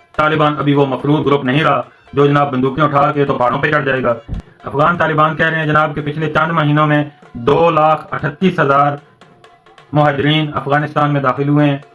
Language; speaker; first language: Urdu; non-native, local second language; Northern Hindko